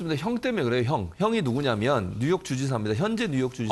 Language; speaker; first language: Korean; native; Korean